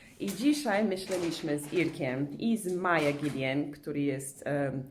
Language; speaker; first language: Polish; non-native, learner; English